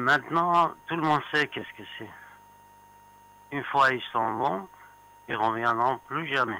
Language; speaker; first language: French; non-native, fluent; Persian